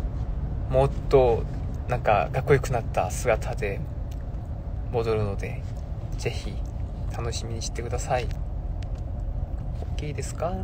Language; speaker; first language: Japanese; non-native, fluent; Korean